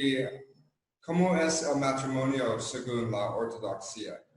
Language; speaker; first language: Spanish; non-native, fluent; English